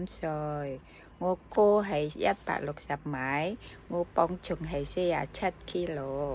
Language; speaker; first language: Cantonese; non-native, learner; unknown